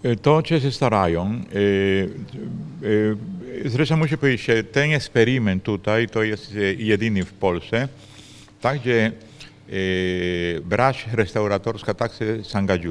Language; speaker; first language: Polish; non-native, fluent; Spanish